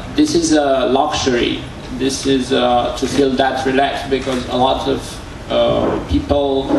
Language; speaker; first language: English; non-native, fluent; Romanian